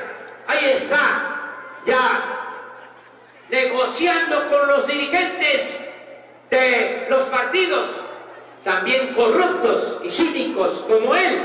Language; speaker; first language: Spanish; native; Spanish